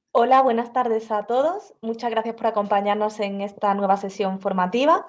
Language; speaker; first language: Spanish; native; Spanish